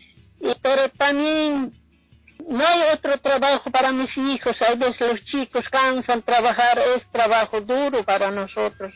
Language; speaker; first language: Spanish; non-native, local second language; Quechua